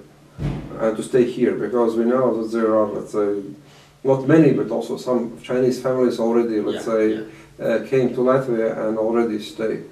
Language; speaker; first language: English; non-native, fluent; Latvian